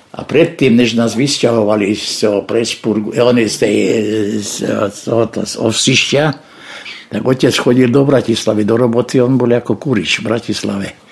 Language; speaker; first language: Slovak; non-native, local second language; Hungarian